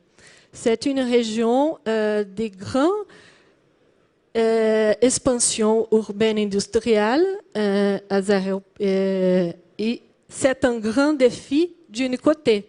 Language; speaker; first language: French; non-native, learner; Portuguese